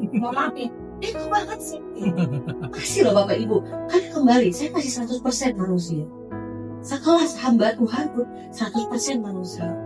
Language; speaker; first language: Indonesian; native; Indonesian